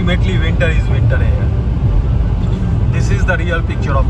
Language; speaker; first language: English; non-native, local second language; Hindi